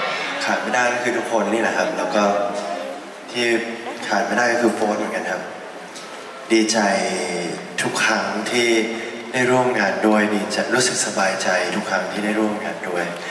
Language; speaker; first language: Thai; native; Thai